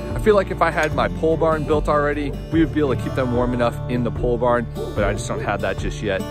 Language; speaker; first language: English; native; English